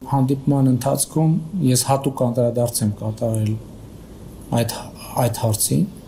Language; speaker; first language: Armenian; native; Armenian